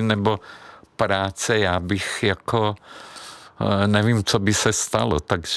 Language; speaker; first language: Czech; non-native, fluent; Hungarian